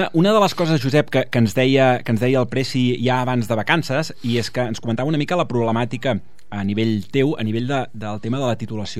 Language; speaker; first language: Catalan; native; Catalan